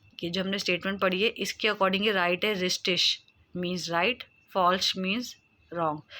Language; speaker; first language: Hindi; native; Hindi